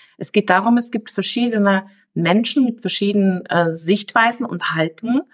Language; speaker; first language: German; early bilingual, other home language; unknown